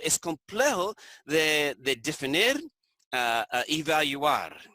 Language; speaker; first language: Spanish; non-native, fluent; English